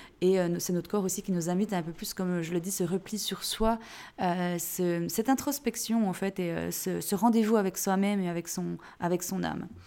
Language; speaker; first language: French; native; French